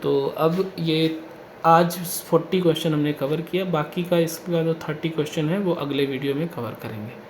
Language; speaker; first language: Hindi; native; Hindi